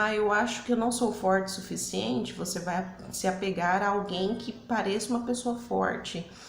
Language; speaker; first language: Portuguese; early bilingual, other home language; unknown